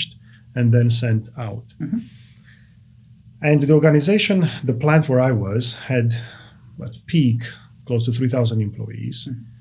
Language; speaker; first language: English; non-native, fluent; Romanian